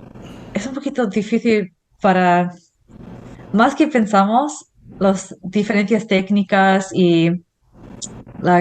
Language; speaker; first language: Spanish; non-native, fluent; English